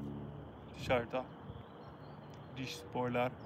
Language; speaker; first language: Turkish; non-native, learner; English